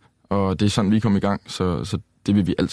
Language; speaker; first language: Danish; native; Danish